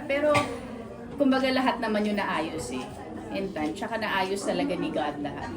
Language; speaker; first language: Filipino; native; Filipino